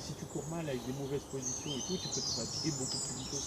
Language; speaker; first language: French; native; French